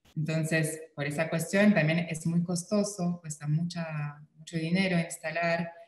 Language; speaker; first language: Spanish; non-native, fluent; French